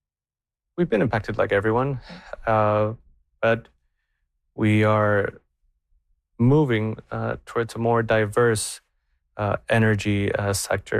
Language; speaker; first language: English; non-native, fluent; Spanish